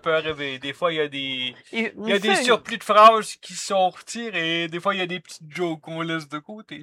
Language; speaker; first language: French; native; French